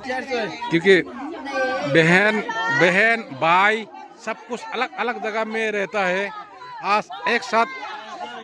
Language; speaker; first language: Hindi; non-native, local second language; Rongmei Naga